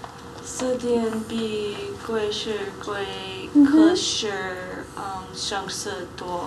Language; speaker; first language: Chinese; non-native, learner; English